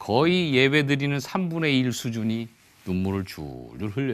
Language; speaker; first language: Korean; native; Korean